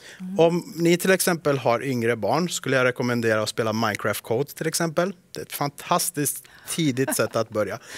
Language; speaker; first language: Swedish; early bilingual, other home language; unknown